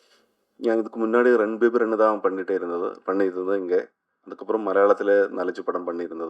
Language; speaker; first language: Tamil; non-native, learner; Malayalam